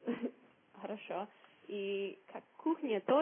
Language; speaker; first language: Russian; non-native, learner; English